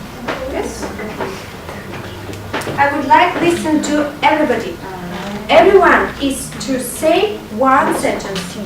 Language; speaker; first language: English; non-native, fluent; Russian